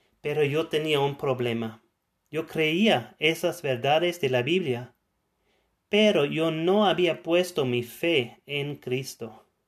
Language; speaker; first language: Spanish; non-native, fluent; German